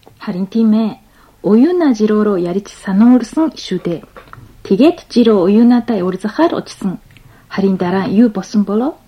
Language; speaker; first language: Mongolian; non-native, fluent; Japanese